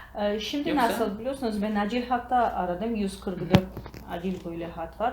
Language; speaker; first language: Turkish; non-native, learner; Georgian